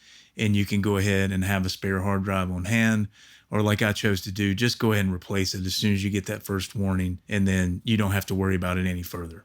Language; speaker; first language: English; native; English